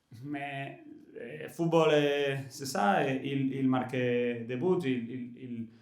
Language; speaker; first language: French; non-native, learner; Catalan